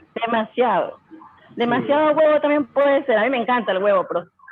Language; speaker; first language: Spanish; native; Spanish